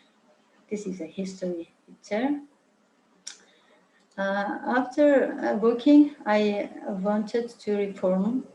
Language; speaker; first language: English; non-native, learner; Mongolian